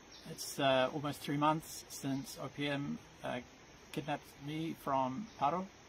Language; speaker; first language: English; native; English